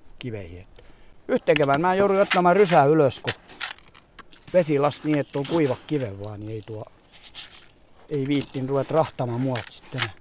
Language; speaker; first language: Finnish; native; Finnish